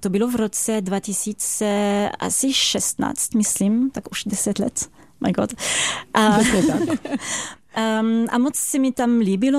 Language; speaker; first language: Czech; non-native, fluent; French